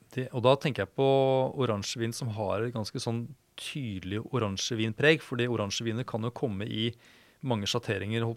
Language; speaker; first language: Norwegian; native; Norwegian